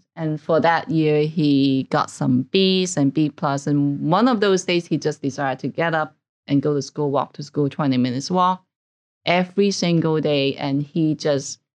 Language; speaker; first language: English; non-native, local second language; Cantonese